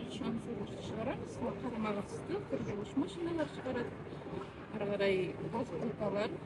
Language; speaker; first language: Kazakh; non-native, local second language; Russian